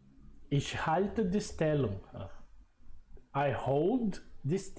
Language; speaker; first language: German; non-native, fluent; Portuguese